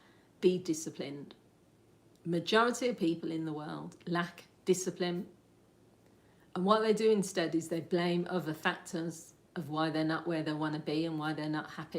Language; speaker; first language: English; native; English